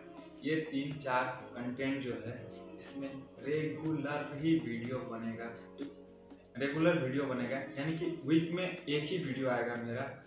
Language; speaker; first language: Hindi; non-native, local second language; Bangla